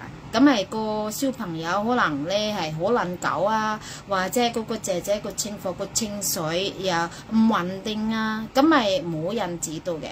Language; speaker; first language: Cantonese; non-native, fluent; Indonesian